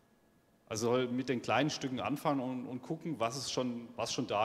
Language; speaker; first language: German; native; German